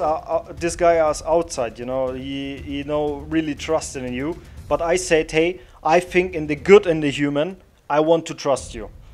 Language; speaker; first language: English; non-native, learner; German